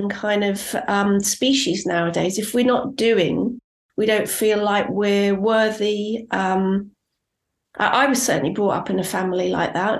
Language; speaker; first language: English; native; English